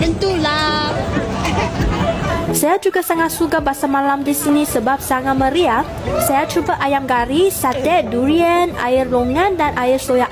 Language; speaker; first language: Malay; non-native, fluent; Chinese